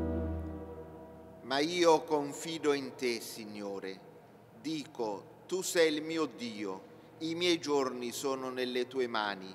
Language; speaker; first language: Italian; native; Italian